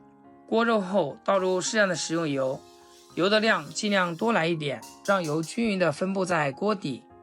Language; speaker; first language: Chinese; native; Chinese